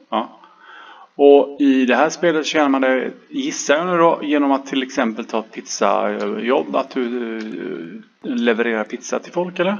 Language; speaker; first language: Swedish; native; Swedish